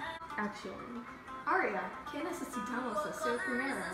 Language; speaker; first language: Spanish; non-native, learner; English